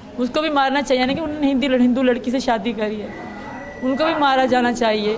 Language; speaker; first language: Urdu; non-native, local second language; Sindhi